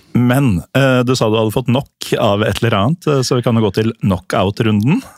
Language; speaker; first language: Norwegian; native; Norwegian